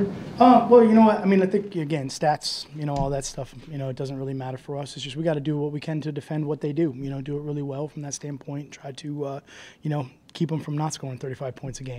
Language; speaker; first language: English; native; English